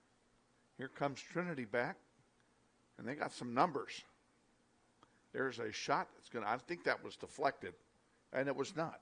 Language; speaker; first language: English; native; English